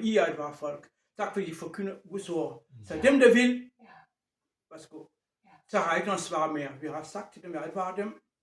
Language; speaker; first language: Danish; non-native, fluent; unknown